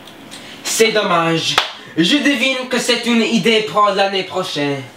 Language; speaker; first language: French; non-native, learner; English